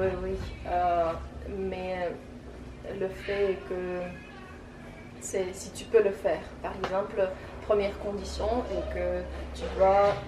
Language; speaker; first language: French; non-native, fluent; Tajik